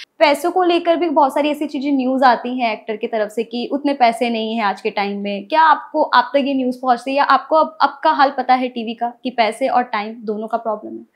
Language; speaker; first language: Hindi; native; Hindi